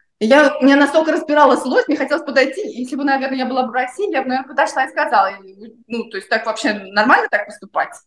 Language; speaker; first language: Russian; native; Russian